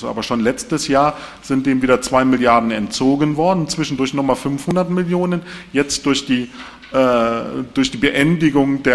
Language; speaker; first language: German; native; German